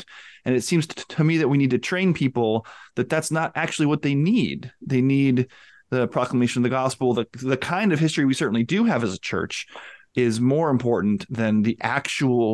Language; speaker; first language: English; native; English